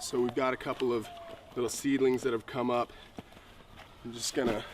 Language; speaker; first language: English; native; English